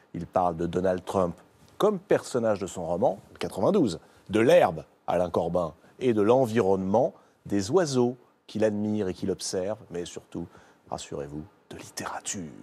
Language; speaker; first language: French; native; French